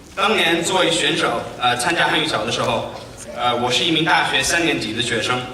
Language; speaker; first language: Chinese; non-native, fluent; English